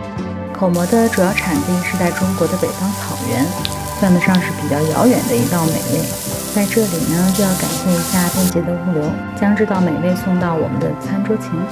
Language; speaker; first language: Chinese; native; Chinese